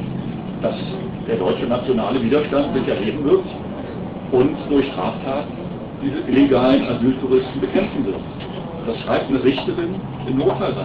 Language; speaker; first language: German; native; German